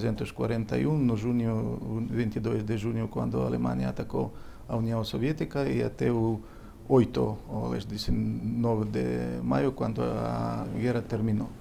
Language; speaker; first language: Portuguese; non-native, fluent; Ukrainian